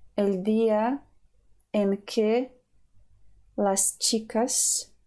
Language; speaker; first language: Spanish; non-native, fluent; Ukrainian